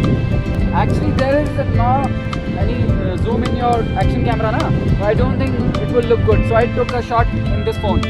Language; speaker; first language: English; non-native, local second language; Hindi